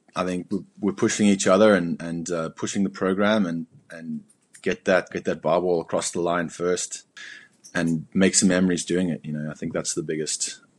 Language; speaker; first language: English; native; English